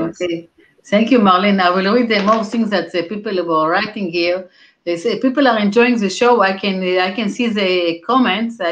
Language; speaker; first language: English; non-native, fluent; Hebrew